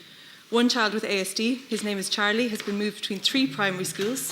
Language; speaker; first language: English; native; English